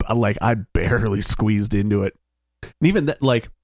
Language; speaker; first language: English; native; English